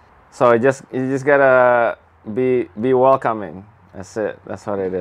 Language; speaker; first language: English; early bilingual, other home language; Indonesian